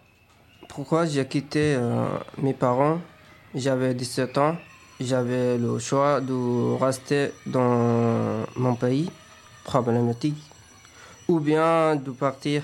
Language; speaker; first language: French; non-native, learner; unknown